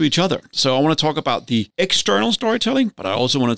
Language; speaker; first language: English; non-native, fluent; Danish